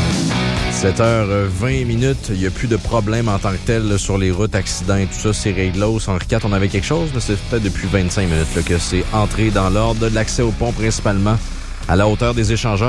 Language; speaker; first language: French; native; French